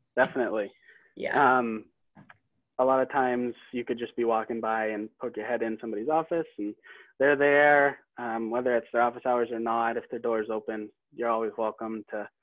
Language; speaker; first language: English; native; English